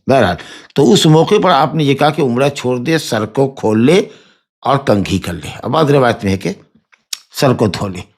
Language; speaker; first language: Urdu; native; Urdu